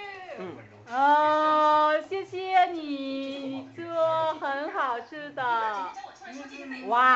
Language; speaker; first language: Chinese; non-native, learner; Vietnamese